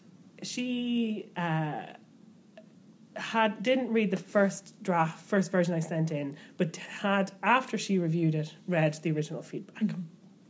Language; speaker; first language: English; native; English